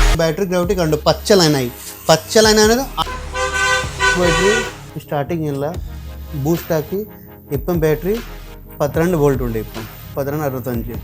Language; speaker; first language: Malayalam; non-native, learner; Kannada